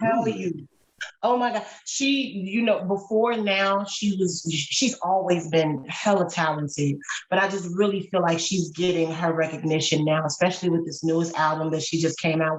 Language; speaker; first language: English; native; English